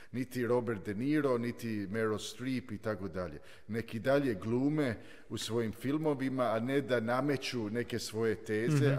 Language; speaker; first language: Croatian; early bilingual, heritage; Croatian